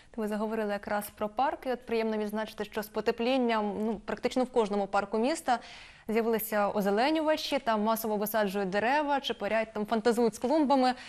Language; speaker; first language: Ukrainian; native; Ukrainian